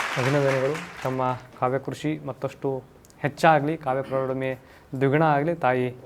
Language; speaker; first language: Kannada; native; Kannada